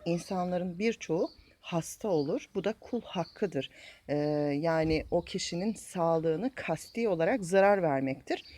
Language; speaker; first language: Turkish; native; Turkish